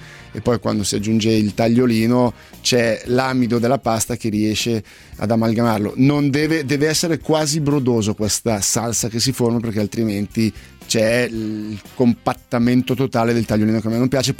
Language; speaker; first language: Italian; native; Italian